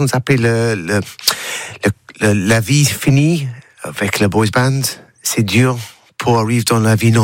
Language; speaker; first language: French; non-native, learner; English